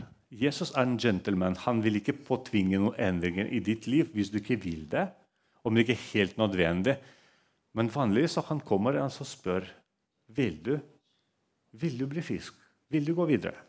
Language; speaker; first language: Norwegian; non-native, fluent; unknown